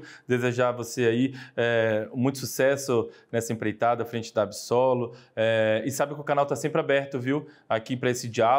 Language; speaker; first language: Portuguese; native; Portuguese